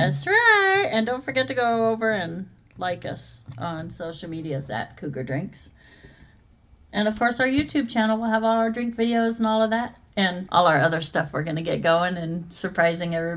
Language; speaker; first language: English; native; English